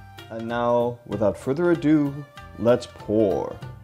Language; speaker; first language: English; native; English